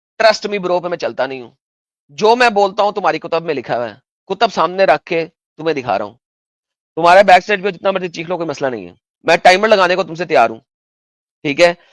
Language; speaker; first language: Urdu; non-native, local second language; Punjabi